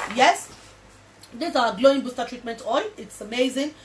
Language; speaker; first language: English; non-native, local second language; Yoruba